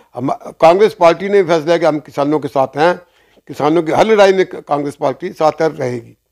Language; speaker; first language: Hindi; native; Hindi